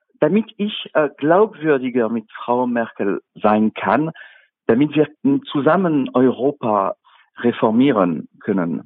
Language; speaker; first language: German; non-native, fluent; French